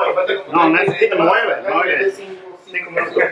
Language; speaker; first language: Spanish; non-native, learner; English